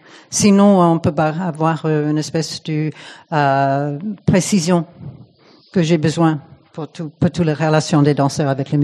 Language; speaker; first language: French; non-native, fluent; English